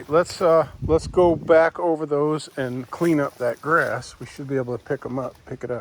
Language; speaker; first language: English; native; English